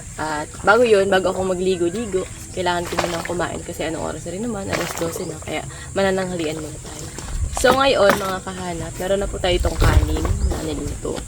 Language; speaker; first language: Filipino; non-native, local second language; Bikol